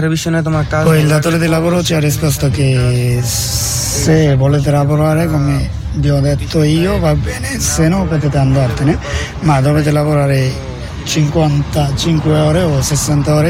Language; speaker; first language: Italian; non-native, learner; Bangla